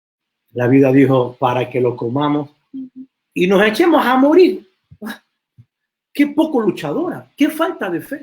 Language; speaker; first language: Spanish; native; Spanish